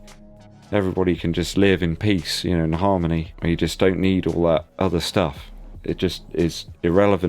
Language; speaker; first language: English; native; English